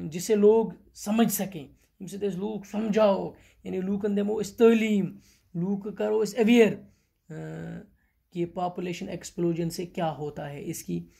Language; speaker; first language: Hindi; non-native, local second language; Kashmiri